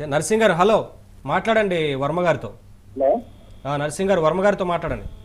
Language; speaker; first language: Telugu; native; Telugu